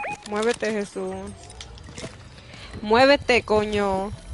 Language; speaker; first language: Spanish; early bilingual, heritage; Spanish